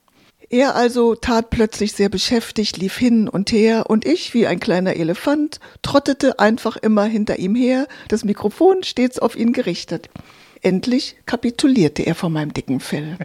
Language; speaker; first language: German; native; German